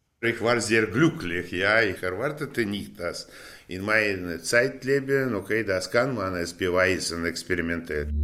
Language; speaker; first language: German; non-native, fluent; Russian